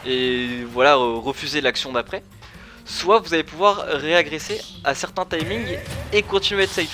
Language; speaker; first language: French; native; French